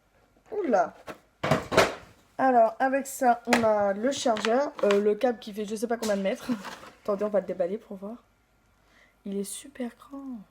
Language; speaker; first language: French; native; French